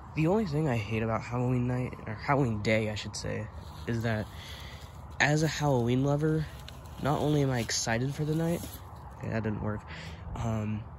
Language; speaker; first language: English; native; English